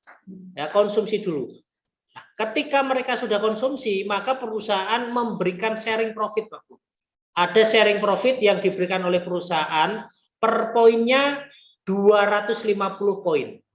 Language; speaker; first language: Indonesian; non-native, local second language; Javanese